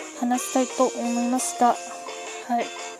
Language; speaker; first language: Japanese; non-native, learner; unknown